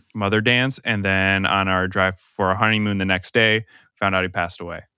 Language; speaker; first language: English; native; English